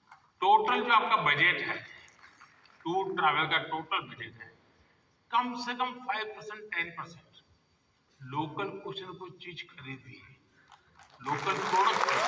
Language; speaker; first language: Hindi; native; Hindi